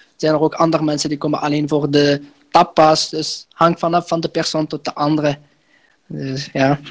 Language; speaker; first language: Dutch; early bilingual, other home language; Arabic